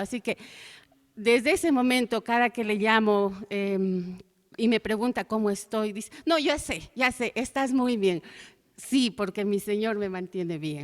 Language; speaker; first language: Spanish; native; Spanish